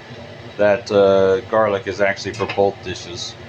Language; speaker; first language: English; native; English